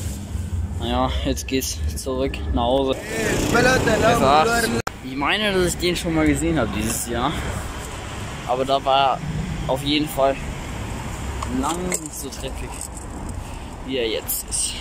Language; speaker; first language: German; native; German